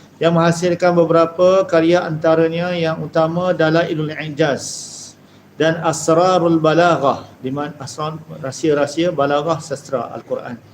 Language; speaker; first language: Malay; native; Malay